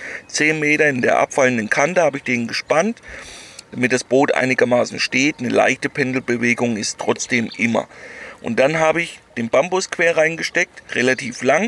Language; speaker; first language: German; native; German